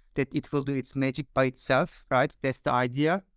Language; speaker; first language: English; non-native, fluent; Turkish